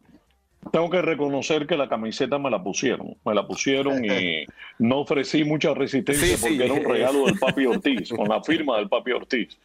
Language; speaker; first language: Spanish; native; Spanish